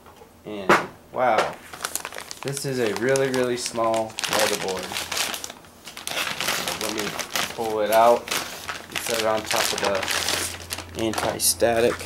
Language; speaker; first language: English; native; English